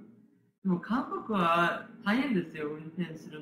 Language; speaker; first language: Japanese; non-native, learner; Korean